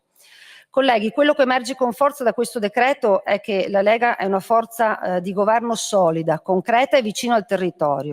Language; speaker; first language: Italian; native; Italian